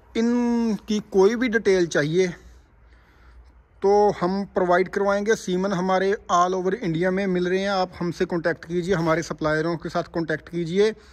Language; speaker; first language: Hindi; non-native, local second language; Punjabi